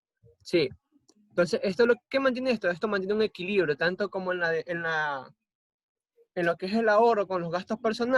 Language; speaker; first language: Spanish; native; Spanish